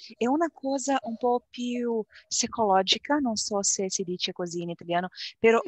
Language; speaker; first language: Italian; non-native, learner; Portuguese